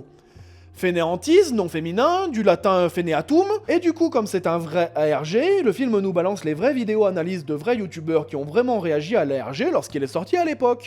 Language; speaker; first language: French; native; French